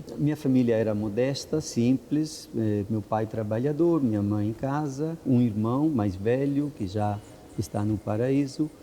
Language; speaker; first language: Portuguese; non-native, fluent; Italian